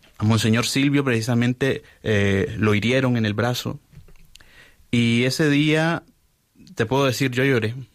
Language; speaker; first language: Spanish; native; Spanish